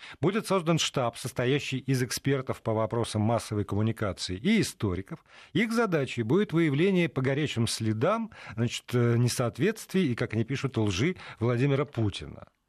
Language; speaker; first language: Russian; native; Russian